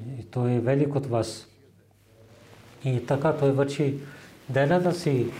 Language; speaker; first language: Bulgarian; non-native, fluent; Urdu